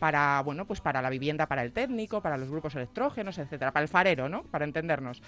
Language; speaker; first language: Spanish; native; Spanish